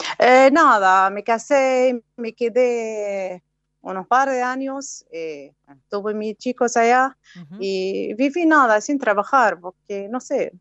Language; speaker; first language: Spanish; non-native, fluent; Arabic